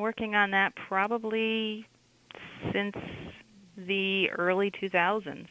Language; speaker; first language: English; native; English